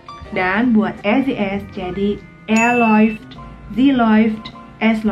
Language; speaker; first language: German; non-native, fluent; Indonesian